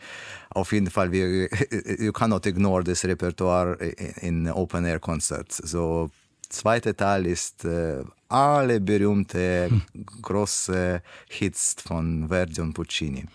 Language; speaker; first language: German; non-native, learner; Russian